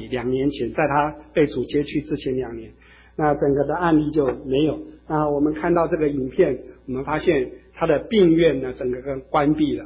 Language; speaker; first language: Chinese; native; Chinese